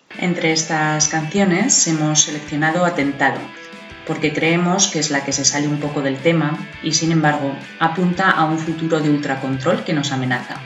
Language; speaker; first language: Spanish; native; Spanish